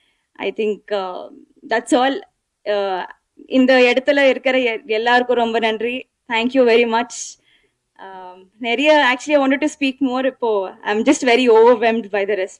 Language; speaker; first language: Tamil; non-native, learner; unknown